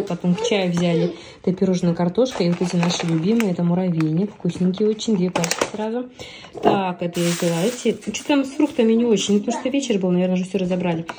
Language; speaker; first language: Russian; native; Russian